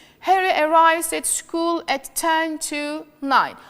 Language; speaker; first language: English; non-native, fluent; Turkish